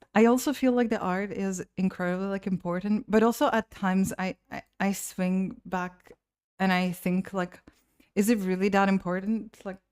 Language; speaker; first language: English; non-native, fluent; Latvian